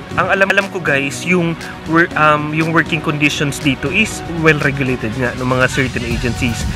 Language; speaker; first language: Filipino; non-native, local second language; Bikol